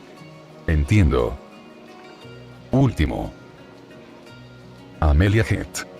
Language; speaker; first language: Spanish; native; Spanish